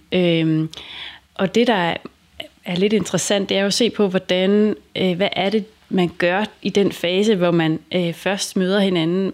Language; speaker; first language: Danish; native; Danish